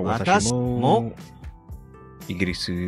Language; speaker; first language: Japanese; non-native, learner; English